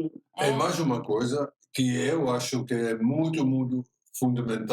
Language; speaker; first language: Portuguese; non-native, fluent; Dutch